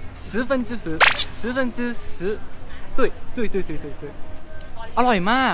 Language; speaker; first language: Chinese; non-native, learner; Thai